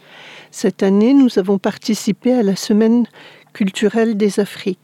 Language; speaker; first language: French; native; French